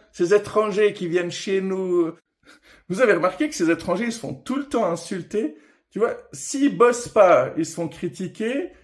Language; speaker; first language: French; early bilingual, other home language; Persian